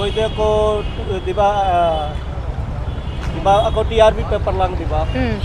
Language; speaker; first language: Filipino; non-native, learner; Punjabi